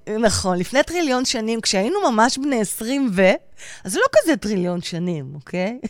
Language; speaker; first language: Hebrew; native; Hebrew